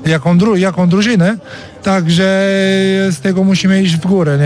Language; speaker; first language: Polish; non-native, learner; Romanian